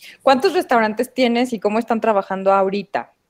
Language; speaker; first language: Spanish; native; Spanish